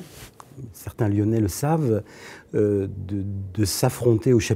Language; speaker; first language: French; native; French